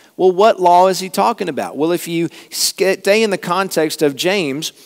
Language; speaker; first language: English; native; English